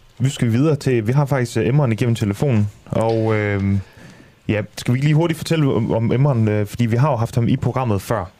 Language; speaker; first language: Danish; native; Danish